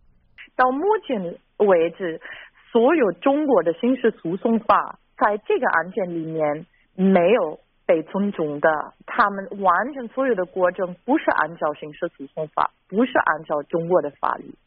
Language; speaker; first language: Chinese; non-native, fluent; German